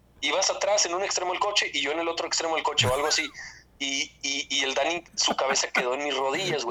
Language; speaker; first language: Spanish; native; Spanish